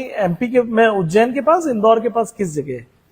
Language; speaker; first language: Hindi; native; Hindi